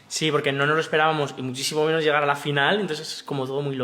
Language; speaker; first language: Spanish; native; Spanish